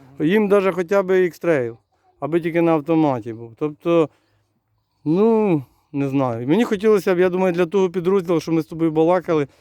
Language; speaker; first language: Ukrainian; native; Ukrainian